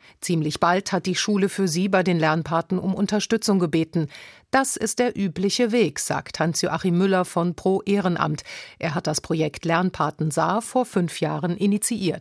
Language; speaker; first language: German; native; German